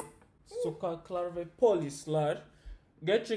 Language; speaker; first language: Turkish; non-native, fluent; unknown